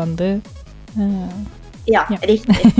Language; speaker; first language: Norwegian; early bilingual, other home language; Tamil